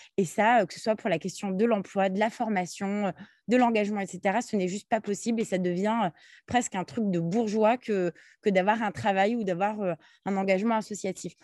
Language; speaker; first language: French; early bilingual, other home language; Arabic